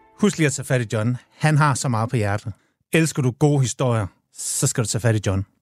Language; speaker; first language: Danish; native; Danish